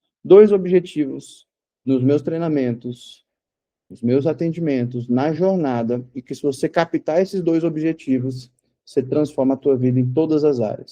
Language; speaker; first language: Portuguese; native; Portuguese